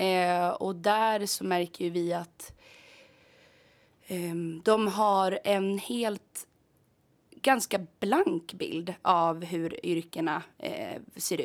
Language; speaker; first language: Swedish; native; Swedish